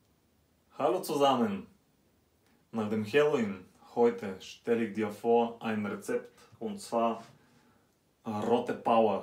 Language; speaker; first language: German; non-native, fluent; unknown